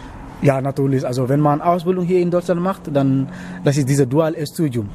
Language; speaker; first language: German; non-native, learner; Wolof